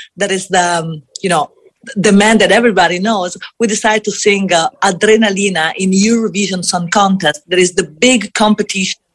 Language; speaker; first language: English; non-native, fluent; Italian